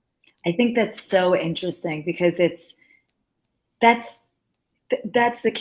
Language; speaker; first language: English; native; English